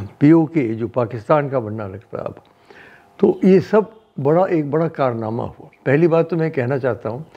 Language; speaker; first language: Hindi; non-native, local second language; Dogri